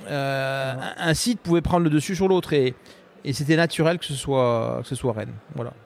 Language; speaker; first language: French; non-native, local second language; Arabic